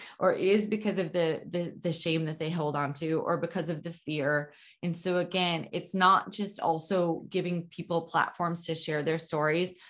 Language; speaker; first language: English; native; English